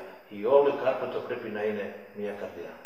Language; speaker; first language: Greek; non-native, fluent; Serbian